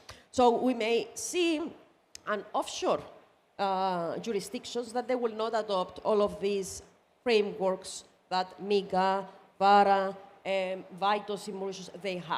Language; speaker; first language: English; non-native, fluent; Greek